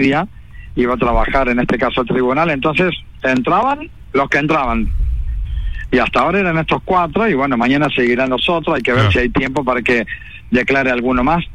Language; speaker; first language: Spanish; native; Spanish